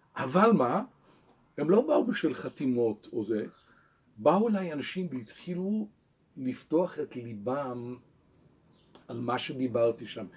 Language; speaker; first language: Hebrew; non-native, local second language; English